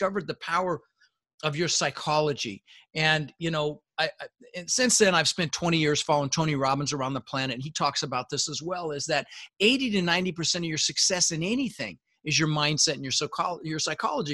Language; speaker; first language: English; early bilingual, other home language; Dutch